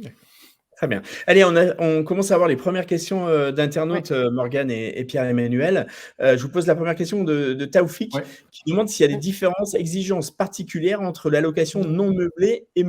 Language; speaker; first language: French; native; French